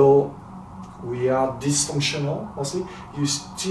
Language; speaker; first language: English; non-native, fluent; French